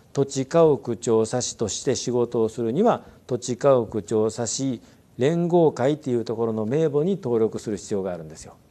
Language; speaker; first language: Japanese; native; Japanese